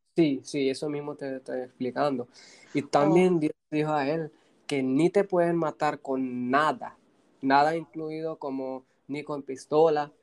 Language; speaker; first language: Spanish; non-native, fluent; Punjabi